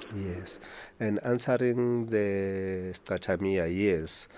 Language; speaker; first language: English; non-native, local second language; Zulu